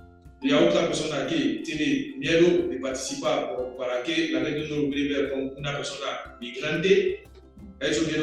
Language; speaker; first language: Spanish; non-native, learner; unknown